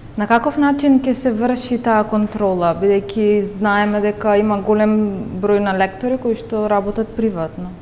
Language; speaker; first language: Macedonian; native; Macedonian